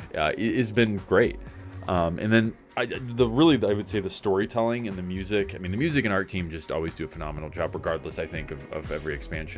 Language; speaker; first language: English; native; English